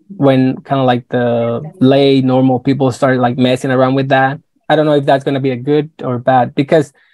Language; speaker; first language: English; non-native, fluent; Spanish